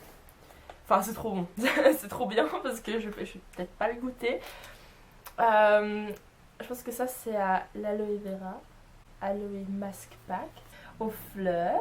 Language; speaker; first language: French; native; French